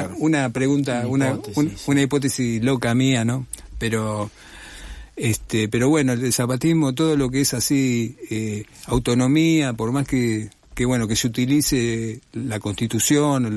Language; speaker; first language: Spanish; native; Spanish